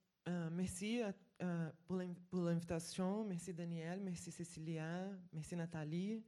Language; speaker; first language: French; non-native, fluent; Portuguese